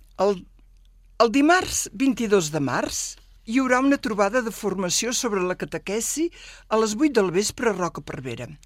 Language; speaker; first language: Catalan; native; Catalan